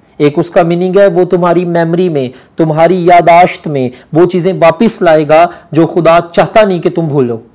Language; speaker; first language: Urdu; non-native, local second language; Punjabi